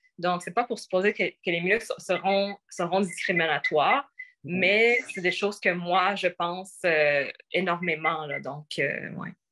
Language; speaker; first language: French; early bilingual, other home language; Rundi